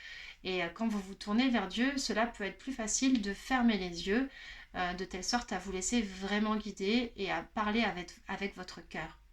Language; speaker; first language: French; native; French